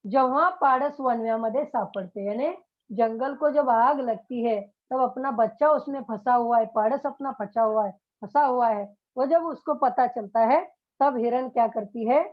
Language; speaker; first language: Hindi; non-native, local second language; Marathi